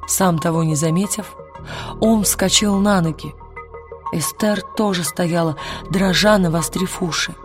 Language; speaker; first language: Russian; native; Russian